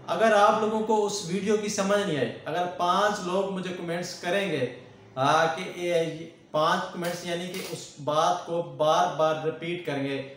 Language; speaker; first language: Urdu; non-native, local second language; Punjabi